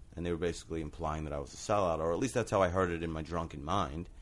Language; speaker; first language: English; native; English